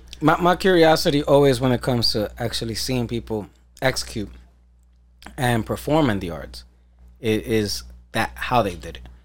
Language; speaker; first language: English; early bilingual, other home language; Spanish